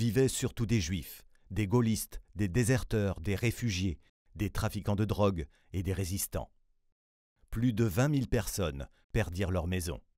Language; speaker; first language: French; native; French